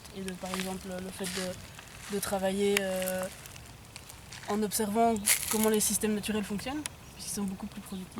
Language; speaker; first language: French; native; French